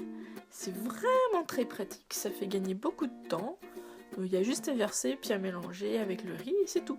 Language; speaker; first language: French; native; French